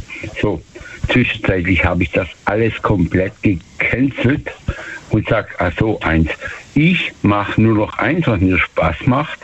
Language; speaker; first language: German; native; German